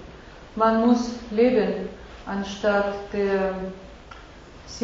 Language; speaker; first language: German; non-native, fluent; Russian